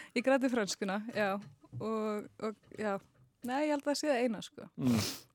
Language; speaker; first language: Icelandic; early bilingual, heritage; Icelandic